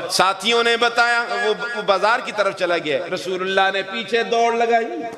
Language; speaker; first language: Urdu; non-native, local second language; Northern Hindko